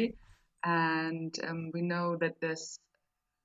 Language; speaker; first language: English; non-native, fluent; German